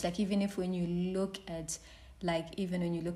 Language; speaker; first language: English; non-native, local second language; Zulu